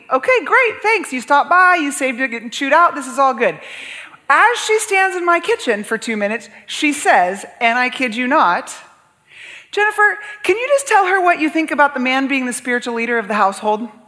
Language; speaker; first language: English; native; English